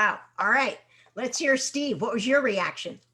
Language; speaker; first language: English; native; English